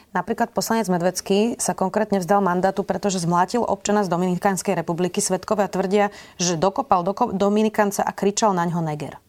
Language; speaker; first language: Slovak; native; Slovak